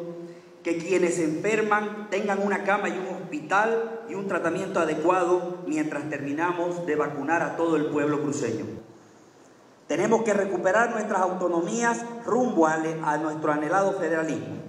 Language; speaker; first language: Spanish; native; Spanish